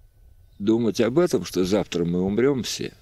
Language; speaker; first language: Russian; native; Russian